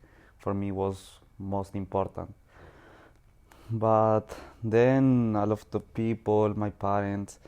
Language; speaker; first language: English; non-native, learner; Spanish